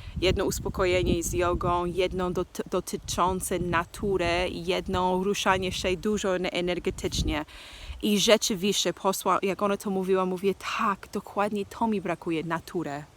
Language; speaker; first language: Polish; non-native, learner; English